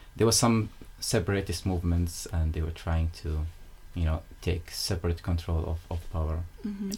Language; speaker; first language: English; non-native, fluent; Arabic